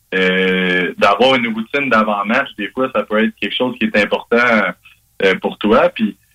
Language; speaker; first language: French; native; French